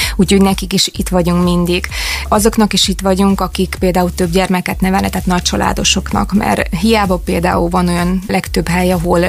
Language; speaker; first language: Hungarian; non-native, fluent; Ukrainian